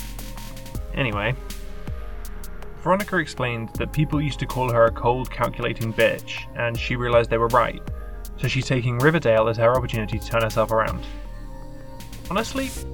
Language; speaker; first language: English; native; English